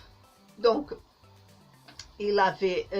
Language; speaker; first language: French; non-native, learner; Portuguese